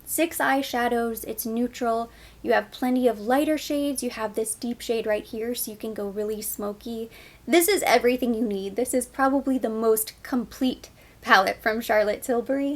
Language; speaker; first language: English; native; English